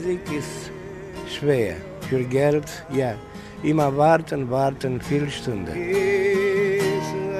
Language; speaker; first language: German; non-native, learner; Romanian